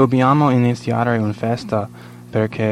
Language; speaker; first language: Italian; non-native, learner; English